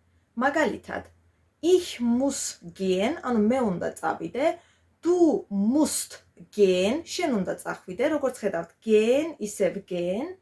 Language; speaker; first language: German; non-native, fluent; Georgian